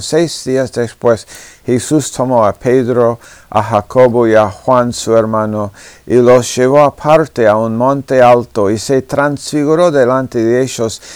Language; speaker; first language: Spanish; non-native, fluent; English